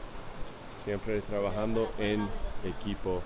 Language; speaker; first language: Spanish; non-native, fluent; English